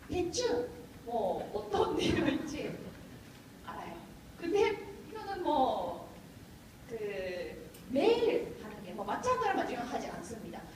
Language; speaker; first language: Korean; non-native, fluent; Japanese